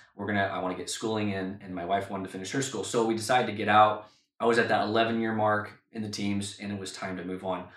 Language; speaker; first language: English; native; English